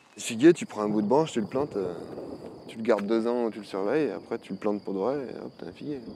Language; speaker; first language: French; native; French